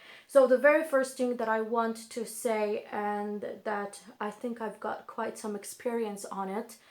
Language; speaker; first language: English; non-native, fluent; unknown